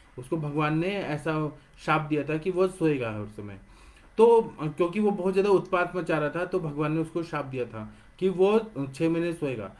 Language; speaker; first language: Hindi; non-native, local second language; Marathi